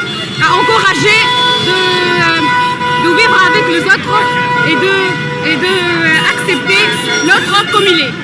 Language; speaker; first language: French; non-native, local second language; Arabic